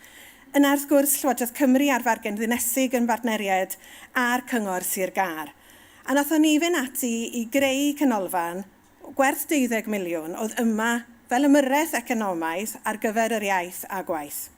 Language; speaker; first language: Welsh; native; Welsh